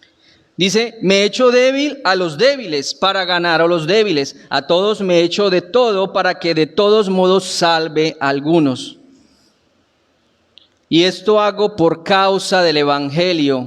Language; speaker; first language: Spanish; native; Spanish